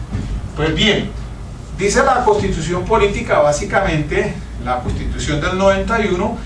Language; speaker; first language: Spanish; native; Spanish